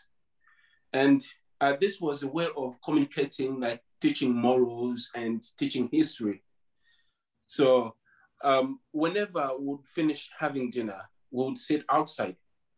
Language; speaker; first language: English; non-native, local second language; Ganda